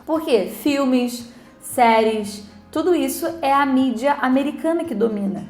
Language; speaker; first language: Portuguese; native; Portuguese